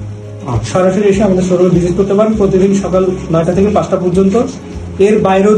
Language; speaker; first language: Bangla; native; Bangla